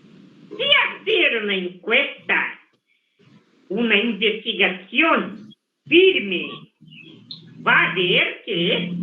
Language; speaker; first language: Spanish; non-native, fluent; Portuguese